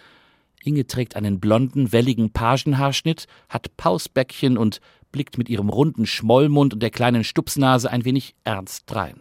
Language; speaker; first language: German; native; German